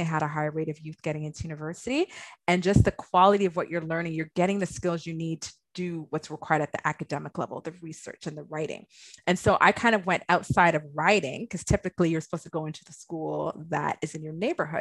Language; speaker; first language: English; native; English